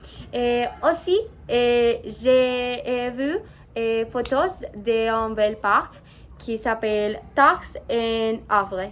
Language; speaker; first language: French; non-native, learner; Spanish